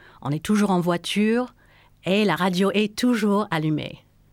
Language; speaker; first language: French; non-native, fluent; English